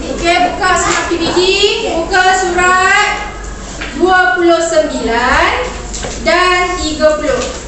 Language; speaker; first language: Malay; native; Malay